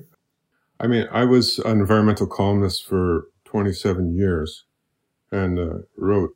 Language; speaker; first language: English; native; English